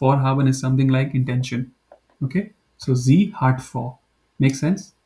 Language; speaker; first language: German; non-native, fluent; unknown